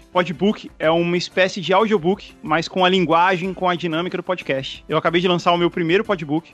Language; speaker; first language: Portuguese; native; Portuguese